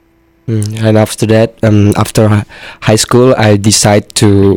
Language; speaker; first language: English; non-native, learner; Indonesian